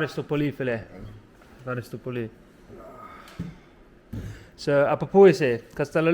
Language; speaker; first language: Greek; non-native, learner; English